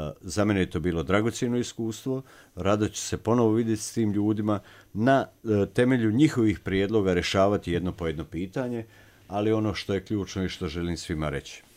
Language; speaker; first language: Serbian; native; Serbian